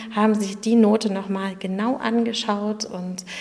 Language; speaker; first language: German; native; German